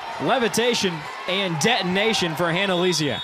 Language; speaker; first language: English; native; English